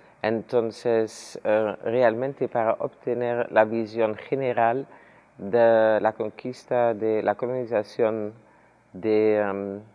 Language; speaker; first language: Spanish; non-native, fluent; Dutch